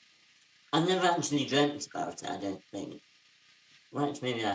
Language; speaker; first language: English; native; English